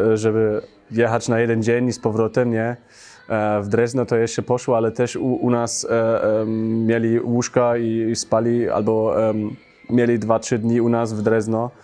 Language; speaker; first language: Polish; early bilingual, heritage; Polish